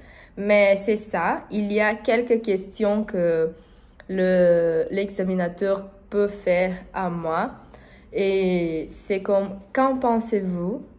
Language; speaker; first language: French; non-native, learner; Portuguese